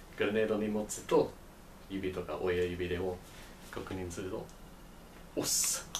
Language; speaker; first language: Japanese; non-native, learner; English